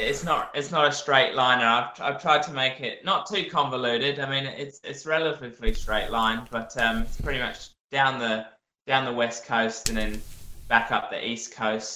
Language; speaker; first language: English; native; English